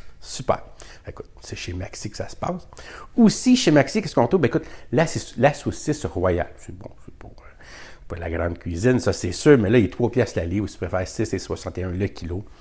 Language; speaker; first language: French; native; French